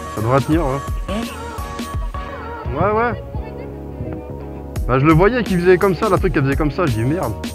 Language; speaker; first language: French; native; French